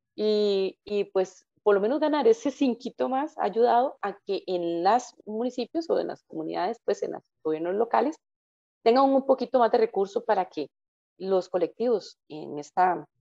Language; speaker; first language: Spanish; native; Spanish